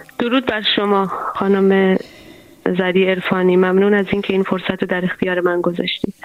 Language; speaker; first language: Persian; non-native, local second language; Central Kurdish